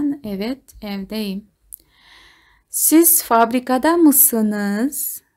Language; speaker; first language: Turkish; non-native, fluent; Kazakh